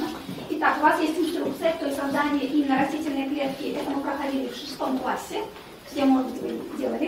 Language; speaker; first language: Russian; native; Russian